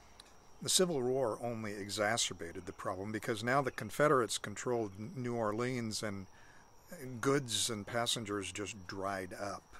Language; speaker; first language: English; native; English